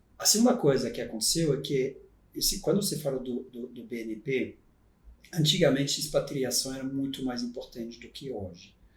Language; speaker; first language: Portuguese; non-native, fluent; French